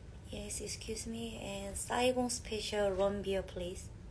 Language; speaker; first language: English; non-native, learner; Korean